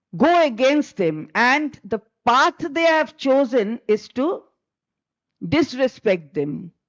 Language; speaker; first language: English; non-native, local second language; Bangla